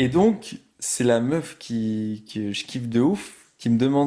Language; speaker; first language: French; native; French